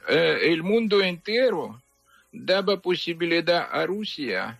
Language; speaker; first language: Spanish; non-native, fluent; Ukrainian